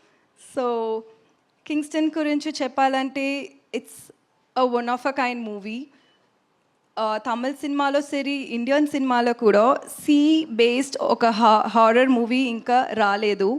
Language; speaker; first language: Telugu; non-native, learner; Tamil